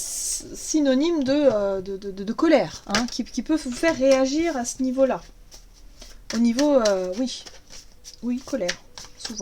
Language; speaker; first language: French; native; French